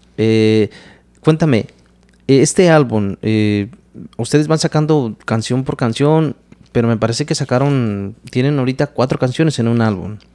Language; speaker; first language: Spanish; native; Spanish